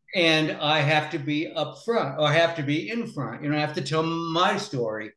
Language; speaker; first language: English; native; English